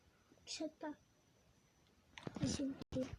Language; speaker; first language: French; native; French